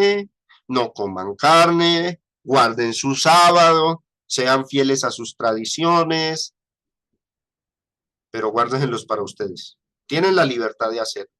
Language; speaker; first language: Spanish; native; Spanish